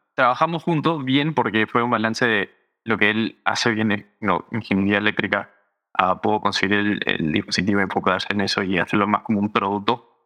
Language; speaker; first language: Spanish; early bilingual, heritage; Spanish